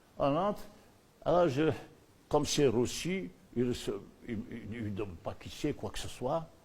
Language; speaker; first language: French; non-native, local second language; Berber languages